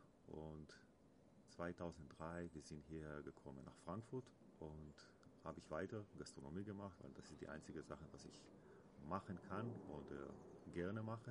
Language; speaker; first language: German; non-native, learner; Hebrew